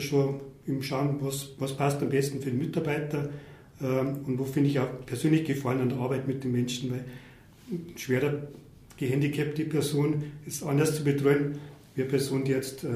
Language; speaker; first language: German; native; German